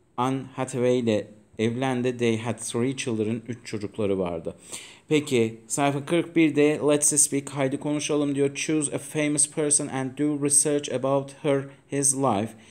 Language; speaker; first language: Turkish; native; Turkish